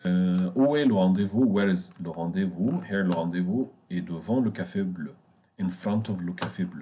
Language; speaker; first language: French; non-native, fluent; Arabic